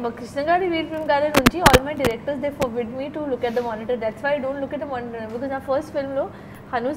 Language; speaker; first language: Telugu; non-native, learner; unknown